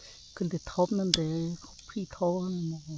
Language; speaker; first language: Korean; non-native, learner; Khmer